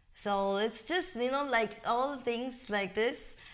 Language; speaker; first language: English; non-native, fluent; Chinese